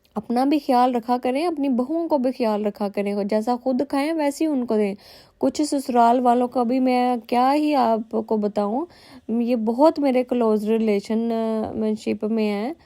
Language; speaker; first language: Urdu; non-native, local second language; Punjabi